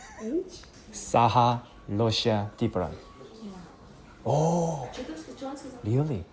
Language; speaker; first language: English; non-native, learner; Korean